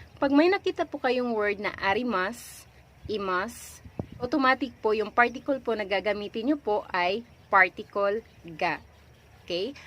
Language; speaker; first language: Filipino; native; Filipino